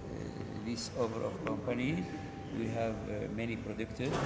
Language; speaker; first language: English; non-native, learner; Arabic